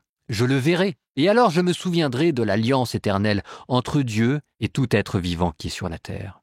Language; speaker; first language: French; native; French